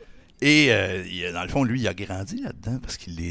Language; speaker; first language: French; native; French